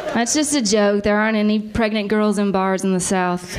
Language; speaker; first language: English; native; English